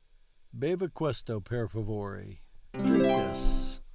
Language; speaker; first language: Italian; non-native, learner; English